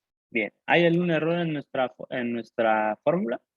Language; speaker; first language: Spanish; native; Spanish